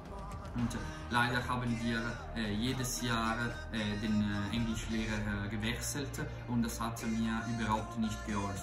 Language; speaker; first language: German; non-native, fluent; Italian